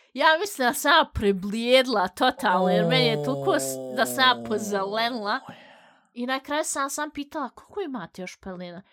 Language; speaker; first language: Bosnian; early bilingual, heritage; Bosnian